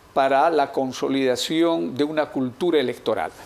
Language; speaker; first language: Spanish; native; Spanish